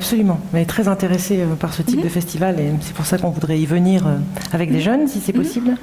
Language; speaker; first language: French; native; French